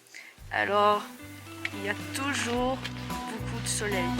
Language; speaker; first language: French; non-native, fluent; English